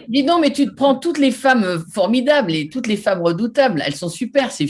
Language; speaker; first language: French; native; French